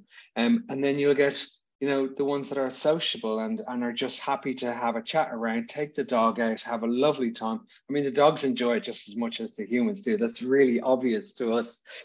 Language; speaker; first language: English; native; English